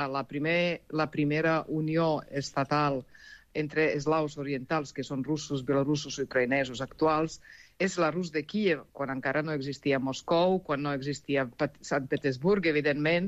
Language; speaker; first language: Catalan; non-native, fluent; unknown